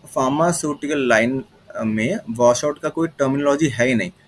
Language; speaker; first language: Hindi; native; Hindi